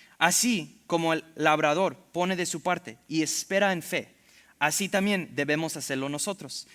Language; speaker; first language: Spanish; early bilingual, heritage; Spanish